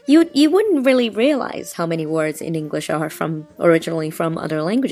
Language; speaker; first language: English; non-native, fluent; Chinese